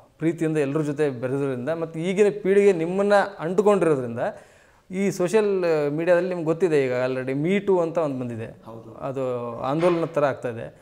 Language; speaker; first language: Kannada; native; Kannada